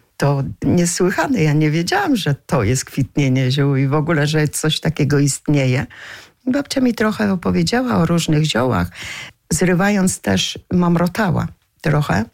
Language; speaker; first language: Polish; native; Polish